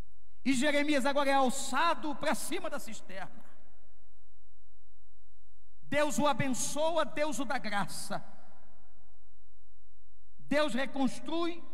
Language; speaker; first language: Portuguese; native; Portuguese